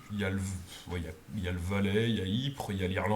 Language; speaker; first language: French; native; French